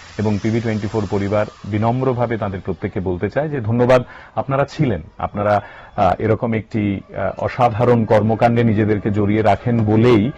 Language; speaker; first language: Bangla; native; Bangla